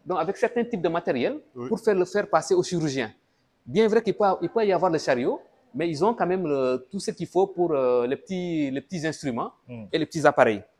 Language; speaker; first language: French; non-native, local second language; Wolof